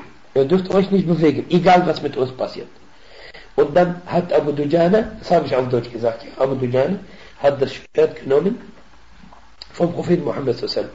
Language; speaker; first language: German; non-native, fluent; Arabic